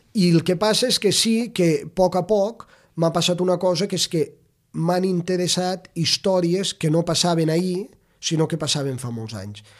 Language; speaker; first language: Catalan; native; Catalan